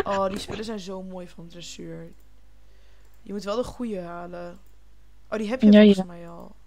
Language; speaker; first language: Dutch; native; Dutch